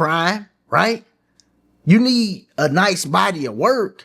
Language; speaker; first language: English; native; English